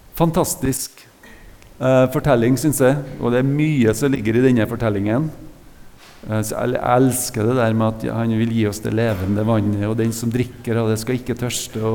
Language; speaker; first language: Norwegian; native; Norwegian